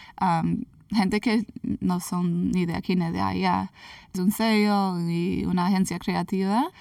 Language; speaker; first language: Spanish; early bilingual, heritage; English